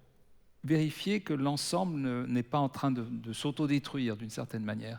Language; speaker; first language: French; native; French